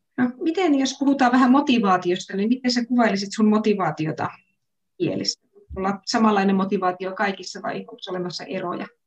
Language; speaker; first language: Finnish; native; Finnish